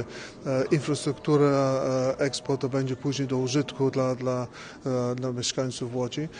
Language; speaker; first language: Polish; early bilingual, heritage; English